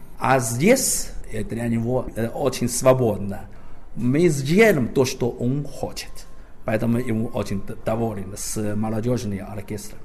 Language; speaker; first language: Russian; non-native, learner; Chinese